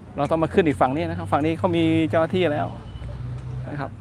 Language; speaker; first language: Thai; non-native, local second language; Northern Khmer